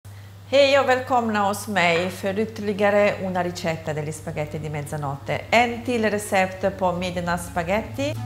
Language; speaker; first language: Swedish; non-native, fluent; Italian